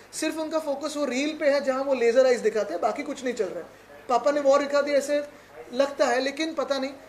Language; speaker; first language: Hindi; non-native, local second language; Marathi